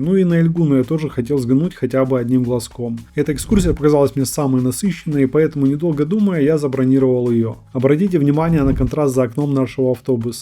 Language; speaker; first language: Russian; native; Russian